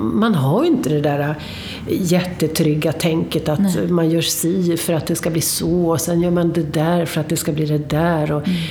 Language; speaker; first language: Swedish; native; Swedish